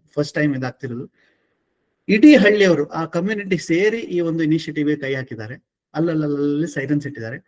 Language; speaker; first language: Kannada; non-native, local second language; Marathi